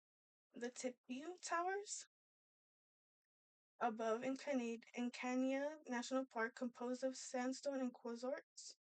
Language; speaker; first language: English; native; English